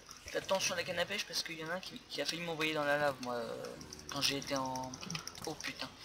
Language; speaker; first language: French; native; French